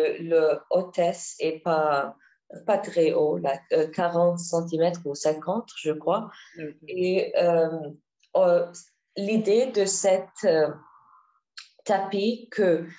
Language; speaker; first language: French; non-native, learner; Arabic